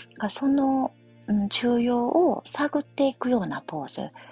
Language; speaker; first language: Japanese; native; Japanese